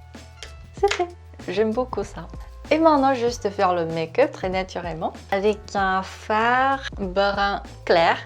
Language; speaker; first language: French; non-native, fluent; Korean